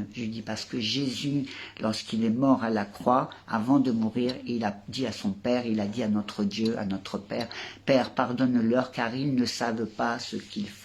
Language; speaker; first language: French; native; French